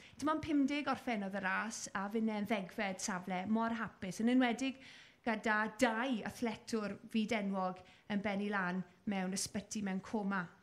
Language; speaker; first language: Welsh; native; Welsh